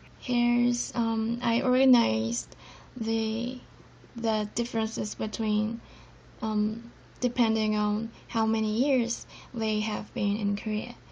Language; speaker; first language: English; non-native, fluent; Korean